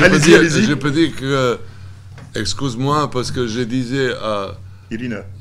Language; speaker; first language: French; non-native, learner; Serbian